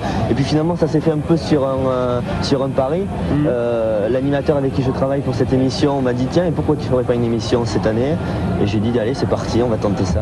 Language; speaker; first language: French; native; French